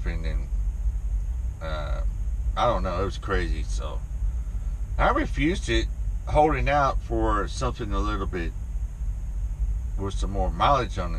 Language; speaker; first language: English; native; English